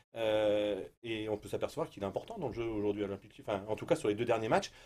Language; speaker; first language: French; native; French